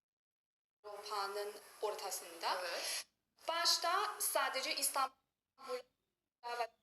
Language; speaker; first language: Turkish; non-native, learner; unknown